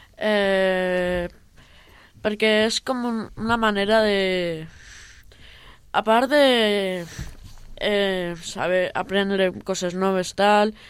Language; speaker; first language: Catalan; non-native, local second language; Spanish